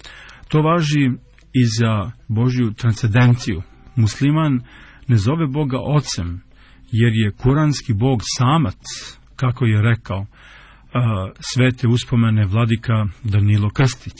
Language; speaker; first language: Serbian; native; Serbian